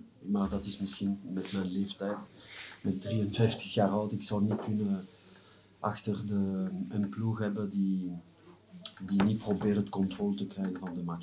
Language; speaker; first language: Dutch; non-native, local second language; French